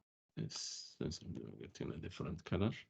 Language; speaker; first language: English; non-native, fluent; Arabic